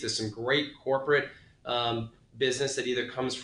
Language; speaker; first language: English; native; English